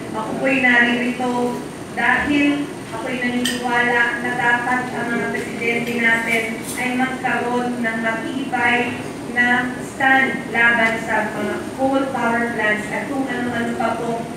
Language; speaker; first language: Filipino; native; Filipino